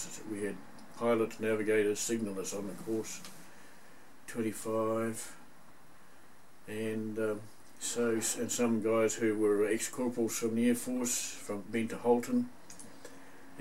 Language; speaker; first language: English; native; English